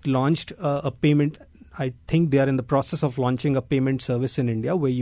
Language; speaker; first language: English; non-native, local second language; Hindi